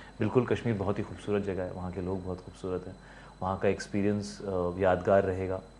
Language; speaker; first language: Hindi; native; Hindi